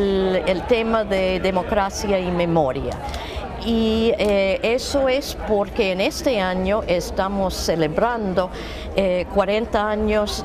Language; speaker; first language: Spanish; non-native, fluent; English